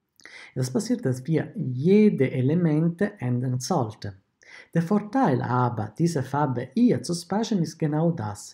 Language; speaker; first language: German; non-native, fluent; Italian